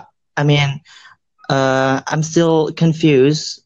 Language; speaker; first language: English; non-native, fluent; Indonesian